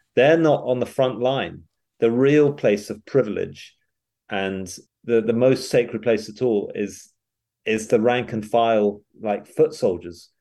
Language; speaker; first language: English; native; English